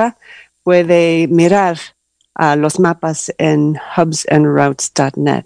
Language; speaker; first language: Spanish; non-native, learner; English